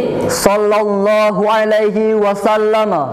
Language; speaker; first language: Arabic; non-native, learner; Indonesian